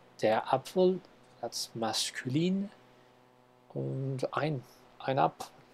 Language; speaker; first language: German; non-native, learner; Spanish